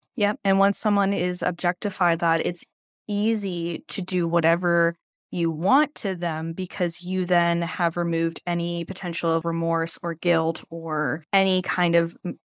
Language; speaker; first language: English; early bilingual, other home language; Norwegian